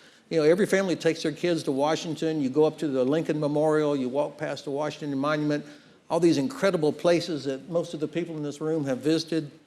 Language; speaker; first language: English; native; English